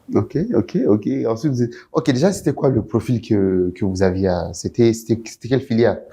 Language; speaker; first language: French; non-native, local second language; Hausa